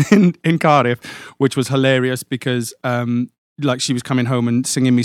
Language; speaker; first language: English; native; English